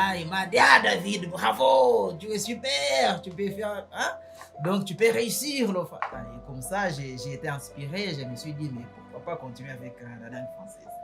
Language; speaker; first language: French; non-native, fluent; Nyankole